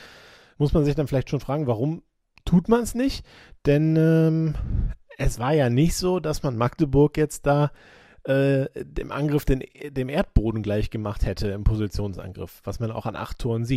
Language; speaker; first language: German; native; German